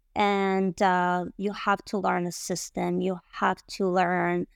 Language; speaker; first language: English; non-native, fluent; Bosnian